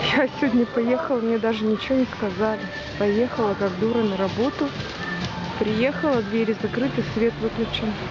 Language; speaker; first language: Russian; native; Russian